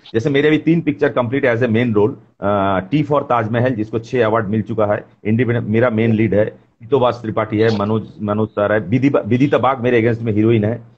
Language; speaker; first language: Hindi; non-native, local second language; Bangla